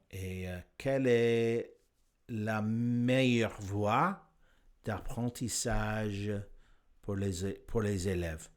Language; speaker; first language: French; non-native, learner; English